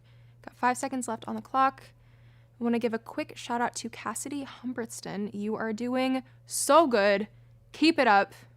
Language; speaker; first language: English; native; English